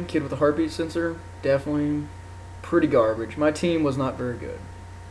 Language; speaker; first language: English; native; English